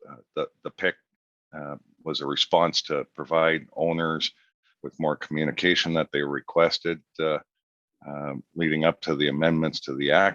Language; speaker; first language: English; native; English